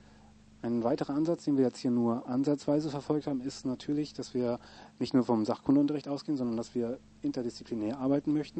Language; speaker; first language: German; native; German